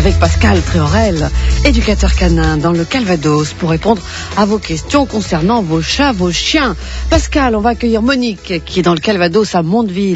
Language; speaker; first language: French; native; French